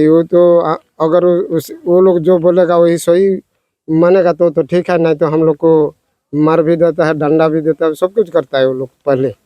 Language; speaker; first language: Hindi; non-native, local second language; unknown